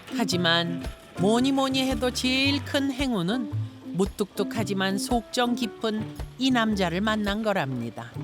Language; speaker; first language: Korean; native; Korean